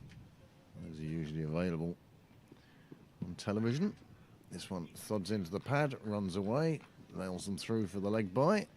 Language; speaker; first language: English; native; English